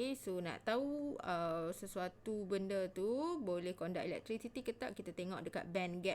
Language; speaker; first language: Malay; native; Malay